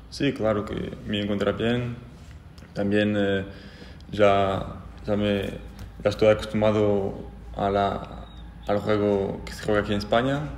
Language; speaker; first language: Spanish; non-native, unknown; French